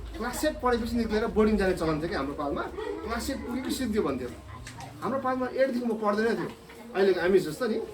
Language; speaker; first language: Nepali; native; Nepali